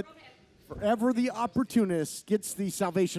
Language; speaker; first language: English; native; English